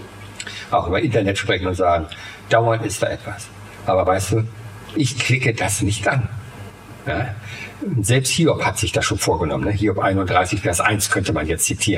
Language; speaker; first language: German; native; German